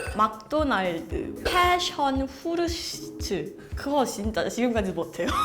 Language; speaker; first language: Korean; non-native, fluent; Thai